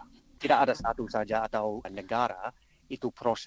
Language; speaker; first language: Indonesian; non-native, learner; English